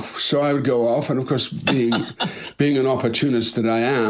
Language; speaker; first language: English; native; English